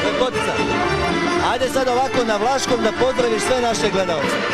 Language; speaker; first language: Bosnian; native; Bosnian